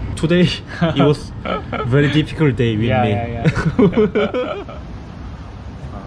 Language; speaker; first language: English; non-native, learner; Korean